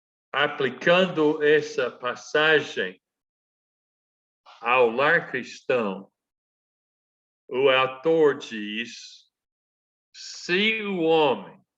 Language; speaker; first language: Portuguese; non-native, fluent; English